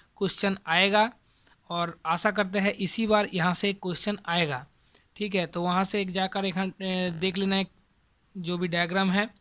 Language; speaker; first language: Hindi; non-native, local second language; Bangla